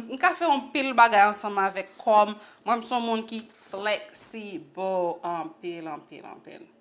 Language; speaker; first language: Haitian Creole; native; Haitian Creole